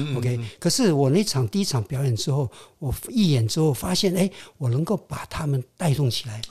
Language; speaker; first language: Chinese; non-native, local second language; Min Nan Chinese